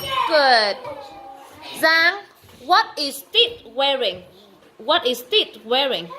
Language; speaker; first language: English; non-native, fluent; Vietnamese